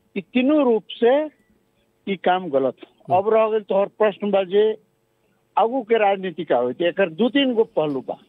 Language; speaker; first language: Bhojpuri; non-native, local second language; Maithili